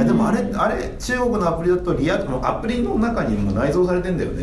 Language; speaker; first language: Japanese; native; Japanese